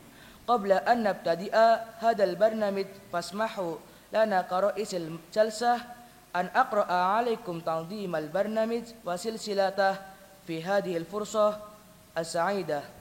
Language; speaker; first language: Arabic; non-native, learner; Indonesian